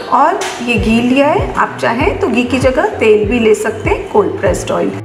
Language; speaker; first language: Hindi; native; Hindi